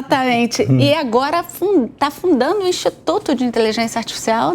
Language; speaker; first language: Portuguese; native; Portuguese